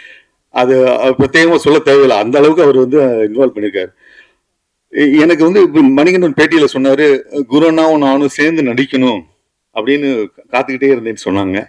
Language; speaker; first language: Tamil; native; Tamil